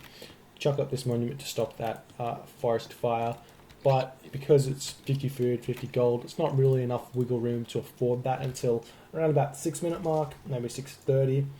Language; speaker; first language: English; native; English